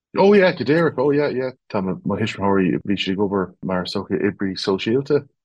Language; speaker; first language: Irish; non-native, local second language; English